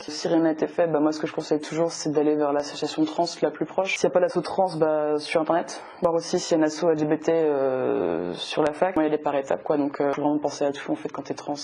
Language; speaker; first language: French; native; French